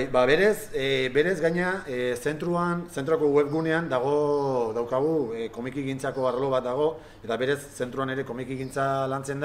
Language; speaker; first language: Basque; native; Basque